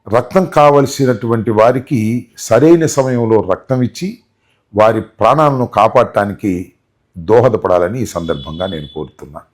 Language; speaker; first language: Telugu; native; Telugu